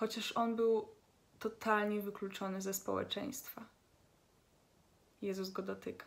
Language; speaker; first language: Polish; native; Polish